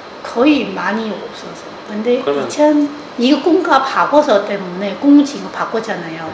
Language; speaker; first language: Korean; non-native, learner; Chinese